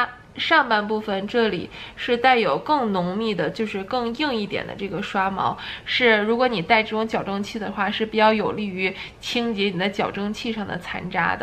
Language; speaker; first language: Chinese; native; Chinese